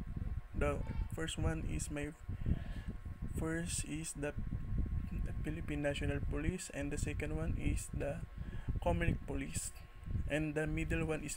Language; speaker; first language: English; non-native, learner; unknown